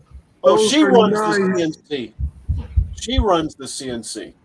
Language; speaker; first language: English; native; English